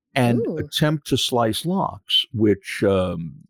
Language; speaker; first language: English; native; English